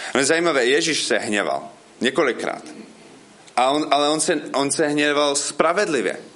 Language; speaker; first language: Czech; non-native, fluent; English